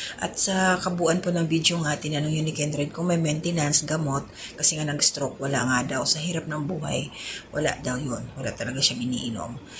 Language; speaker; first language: Filipino; native; Filipino